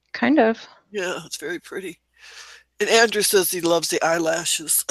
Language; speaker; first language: English; native; English